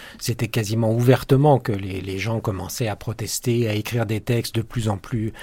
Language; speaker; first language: French; native; French